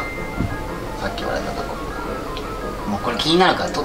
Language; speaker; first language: Japanese; native; Japanese